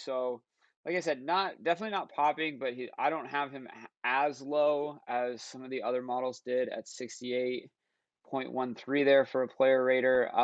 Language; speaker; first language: English; native; English